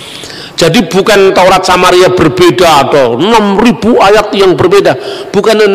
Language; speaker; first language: Indonesian; native; Indonesian